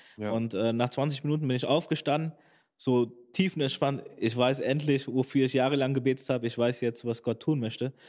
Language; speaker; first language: German; native; German